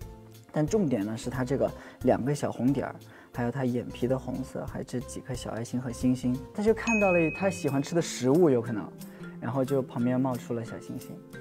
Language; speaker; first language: Chinese; native; Chinese